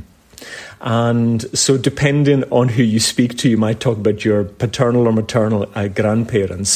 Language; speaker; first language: English; native; English